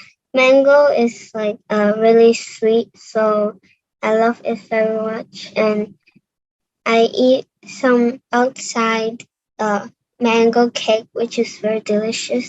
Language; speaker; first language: English; non-native, learner; Cantonese